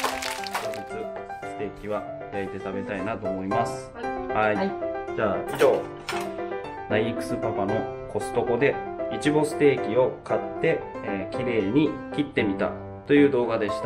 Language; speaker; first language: Japanese; native; Japanese